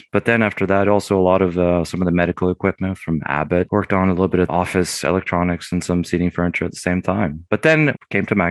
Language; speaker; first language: English; native; English